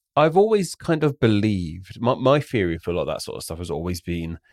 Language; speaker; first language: English; native; English